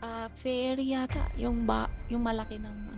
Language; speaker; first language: Filipino; non-native, learner; Chinese